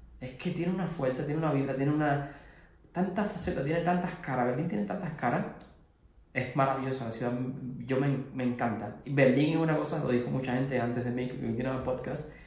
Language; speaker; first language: Spanish; native; Spanish